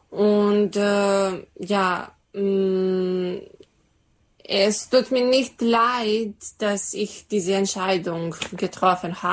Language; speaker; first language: German; non-native, learner; Serbian